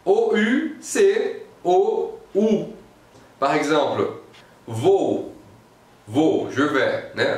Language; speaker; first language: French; non-native, fluent; Portuguese